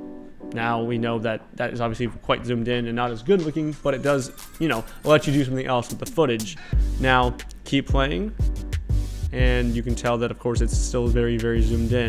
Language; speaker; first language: English; native; English